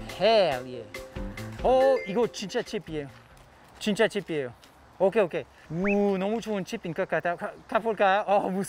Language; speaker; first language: Korean; non-native, learner; English